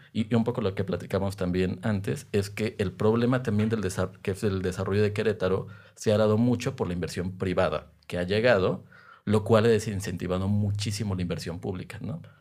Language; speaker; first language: Spanish; native; Spanish